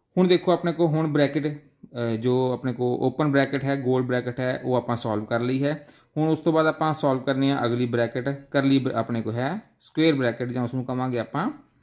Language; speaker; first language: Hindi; non-native, local second language; Punjabi